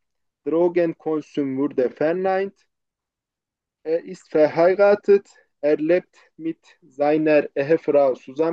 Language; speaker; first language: German; non-native, fluent; Turkish